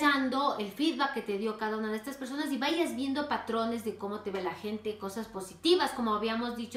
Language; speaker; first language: Spanish; native; Spanish